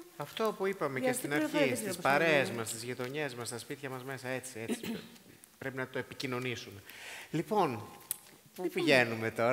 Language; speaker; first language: Greek; native; Greek